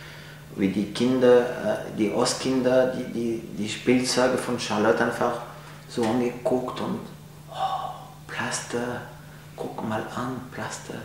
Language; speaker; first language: German; non-native, fluent; French